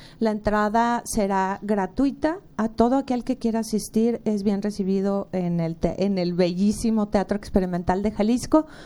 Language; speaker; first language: Spanish; native; Spanish